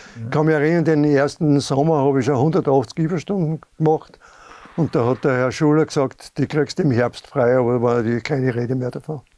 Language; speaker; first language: German; native; German